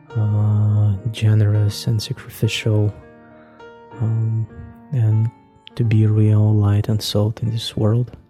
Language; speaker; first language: English; non-native, fluent; Russian